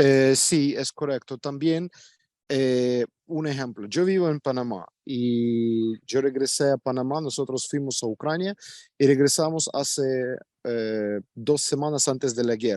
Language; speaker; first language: Spanish; non-native, fluent; Ukrainian